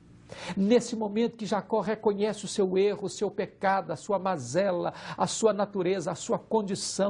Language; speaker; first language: Portuguese; native; Portuguese